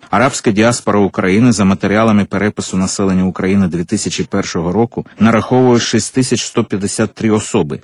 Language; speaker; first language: Ukrainian; native; Ukrainian